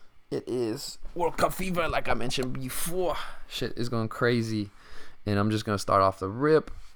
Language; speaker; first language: English; early bilingual, other home language; Spanish